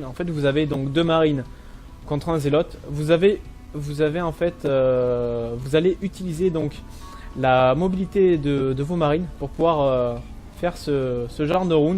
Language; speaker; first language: French; native; French